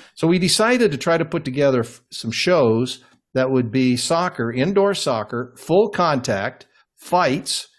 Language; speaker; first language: English; native; English